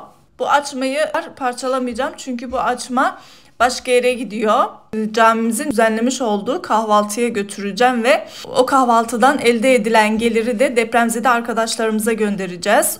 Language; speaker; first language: Turkish; native; Turkish